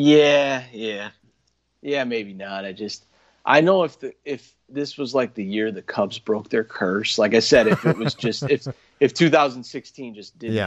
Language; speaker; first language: English; native; English